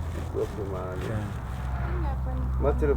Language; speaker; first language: Hebrew; non-native, local second language; Arabic